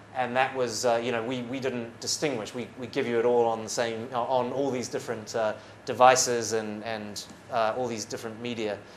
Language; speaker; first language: English; native; English